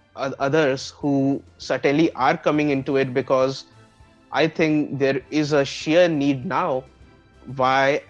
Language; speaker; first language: English; non-native, local second language; Bangla